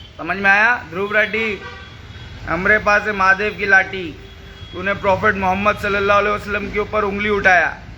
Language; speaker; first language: Hindi; native; Hindi